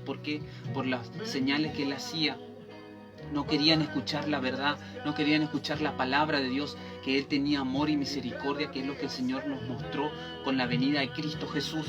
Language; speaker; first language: Spanish; native; Spanish